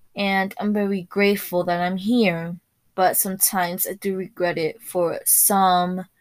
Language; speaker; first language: English; early bilingual, other home language; Spanish